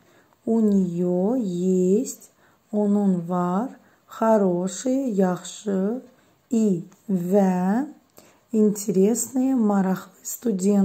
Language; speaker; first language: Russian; non-native, fluent; Azerbaijani